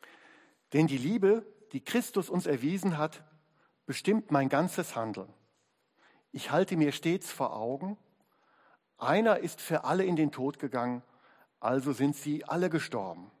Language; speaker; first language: German; native; German